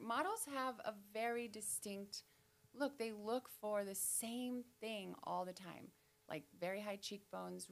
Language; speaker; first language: English; native; English